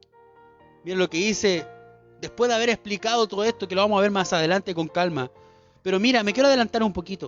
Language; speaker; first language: Spanish; native; Spanish